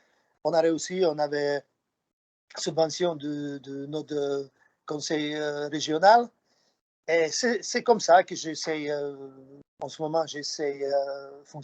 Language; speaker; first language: French; non-native, fluent; Slovak